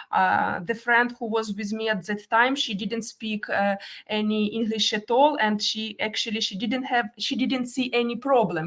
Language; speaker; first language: English; non-native, fluent; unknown